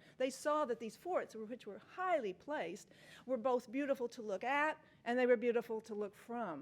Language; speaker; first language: English; native; English